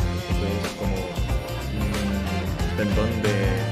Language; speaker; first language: Spanish; early bilingual, other home language; Chinese